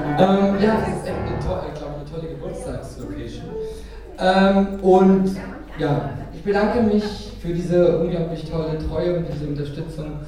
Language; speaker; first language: German; native; German